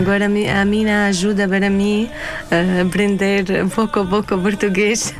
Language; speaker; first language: Portuguese; non-native, learner; Arabic